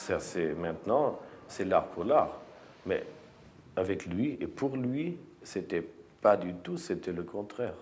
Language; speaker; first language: French; non-native, fluent; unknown